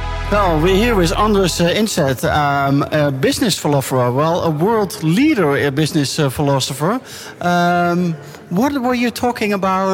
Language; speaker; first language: English; non-native, fluent; Dutch